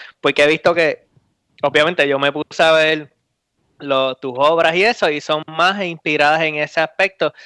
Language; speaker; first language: Spanish; native; Spanish